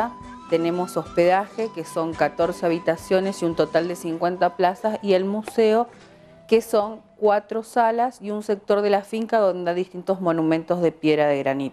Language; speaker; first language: Spanish; native; Spanish